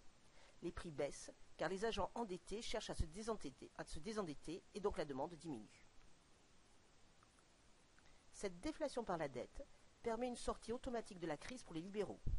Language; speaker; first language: French; native; French